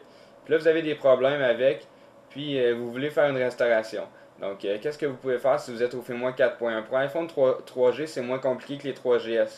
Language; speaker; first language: French; native; French